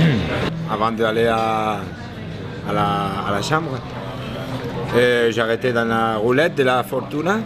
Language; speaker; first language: French; non-native, learner; Spanish